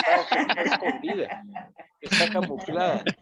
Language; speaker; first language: Spanish; native; Spanish